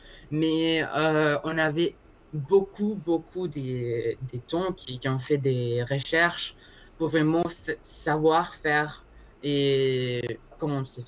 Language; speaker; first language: French; non-native, learner; Spanish